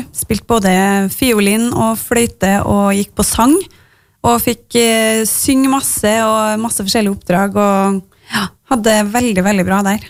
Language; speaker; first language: Norwegian; native; Norwegian